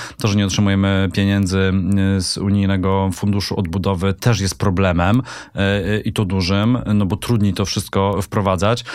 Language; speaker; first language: Polish; native; Polish